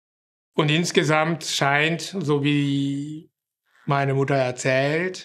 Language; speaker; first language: German; non-native, fluent; Japanese